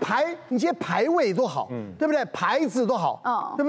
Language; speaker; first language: Chinese; native; Chinese